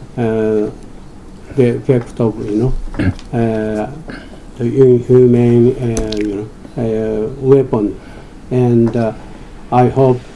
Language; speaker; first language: English; non-native, fluent; Japanese